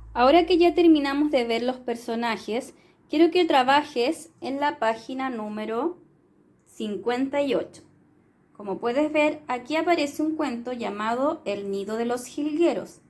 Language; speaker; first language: Spanish; native; Spanish